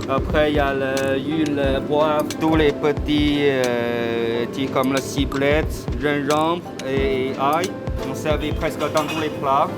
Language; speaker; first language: French; non-native, fluent; Chinese